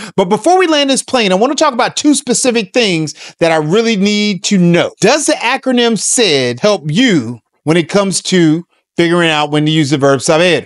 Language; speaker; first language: English; native; English